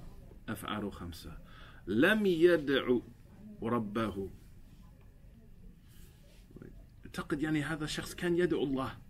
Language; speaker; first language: Arabic; non-native, fluent; English